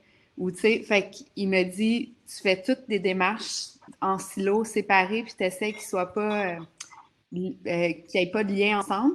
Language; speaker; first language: French; native; French